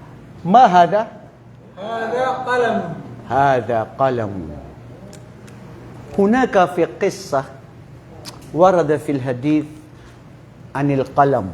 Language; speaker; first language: Arabic; non-native, fluent; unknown